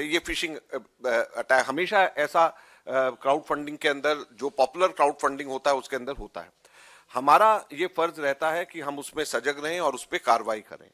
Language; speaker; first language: Hindi; native; Hindi